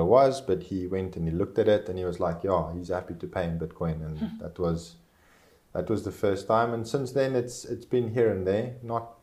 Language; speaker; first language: English; non-native, local second language; Afrikaans